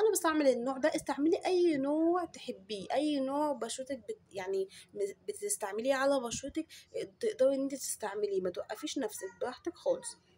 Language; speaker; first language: Arabic; native; Arabic